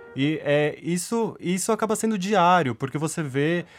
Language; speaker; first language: Portuguese; native; Portuguese